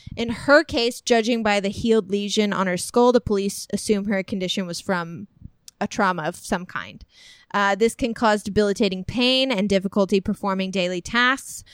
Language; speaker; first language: English; native; English